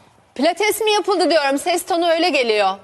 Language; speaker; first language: Turkish; native; Turkish